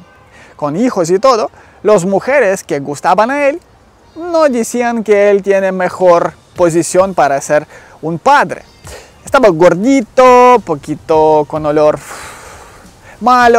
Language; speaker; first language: Spanish; non-native, learner; Ukrainian